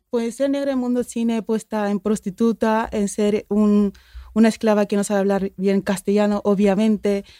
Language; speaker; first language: Spanish; early bilingual, other home language; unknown